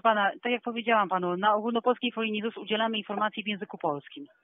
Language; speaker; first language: Polish; native; Polish